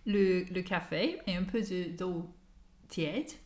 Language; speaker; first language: French; non-native, learner; English